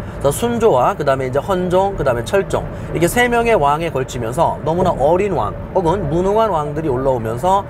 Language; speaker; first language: Korean; native; Korean